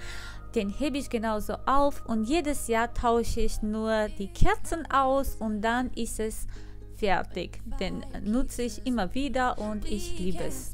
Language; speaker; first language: German; non-native, fluent; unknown